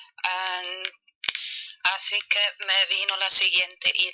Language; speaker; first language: Spanish; non-native, fluent; German